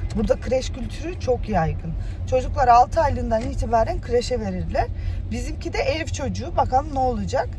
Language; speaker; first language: Turkish; early bilingual, heritage; Turkish